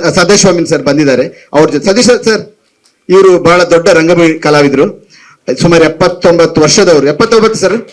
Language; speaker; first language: Kannada; non-native, local second language; Tulu